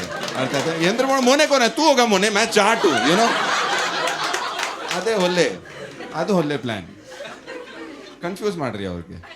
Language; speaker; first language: Kannada; non-native, learner; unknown